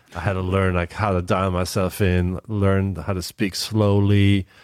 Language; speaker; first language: English; non-native, fluent; Dutch